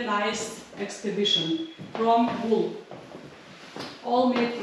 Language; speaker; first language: English; non-native, learner; Lithuanian